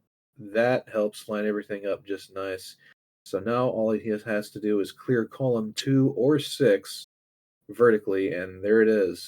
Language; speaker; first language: English; native; English